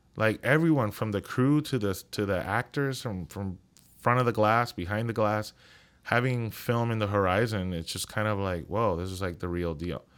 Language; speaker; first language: English; non-native, fluent; Spanish